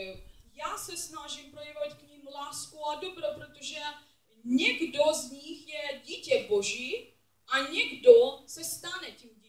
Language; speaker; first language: Czech; non-native, learner; English